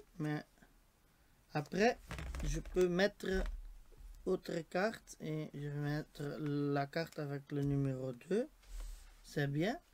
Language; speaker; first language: French; non-native, local second language; Dutch